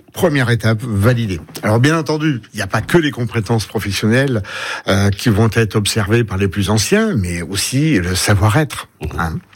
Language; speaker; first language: French; native; French